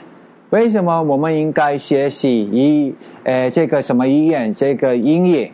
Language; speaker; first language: Chinese; non-native, learner; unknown